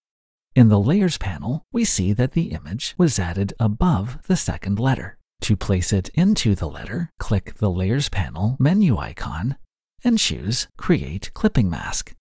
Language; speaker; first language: English; native; English